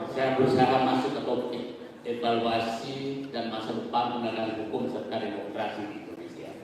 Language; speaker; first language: Indonesian; non-native, local second language; Buginese